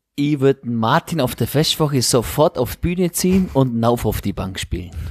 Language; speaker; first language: German; early bilingual, other home language; Italian